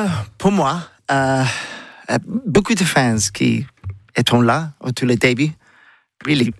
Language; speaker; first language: French; non-native, learner; English